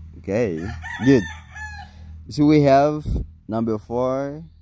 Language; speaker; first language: English; non-native, fluent; Haitian Creole